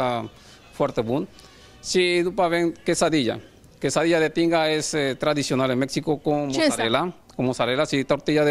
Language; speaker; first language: Romanian; non-native, learner; Spanish